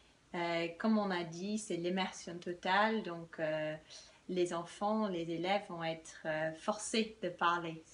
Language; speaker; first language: French; non-native, fluent; English